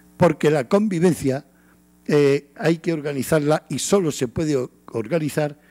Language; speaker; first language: Spanish; native; Spanish